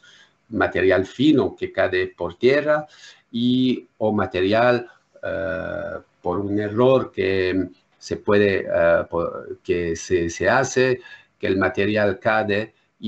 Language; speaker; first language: Spanish; non-native, learner; French